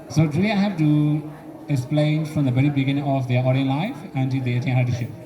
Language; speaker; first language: English; non-native, fluent; Burmese